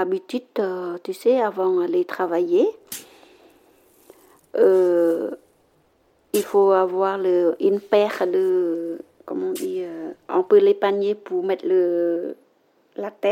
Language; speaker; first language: French; non-native, learner; Khmer